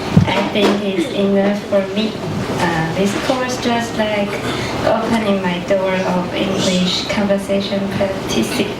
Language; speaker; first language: English; non-native, learner; Chinese